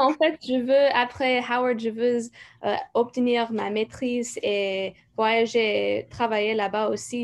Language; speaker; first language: French; non-native, fluent; English